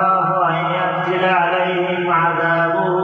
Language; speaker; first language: Arabic; non-native, fluent; Bangla